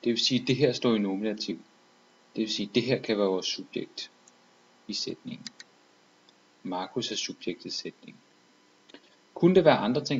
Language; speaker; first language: Danish; native; Danish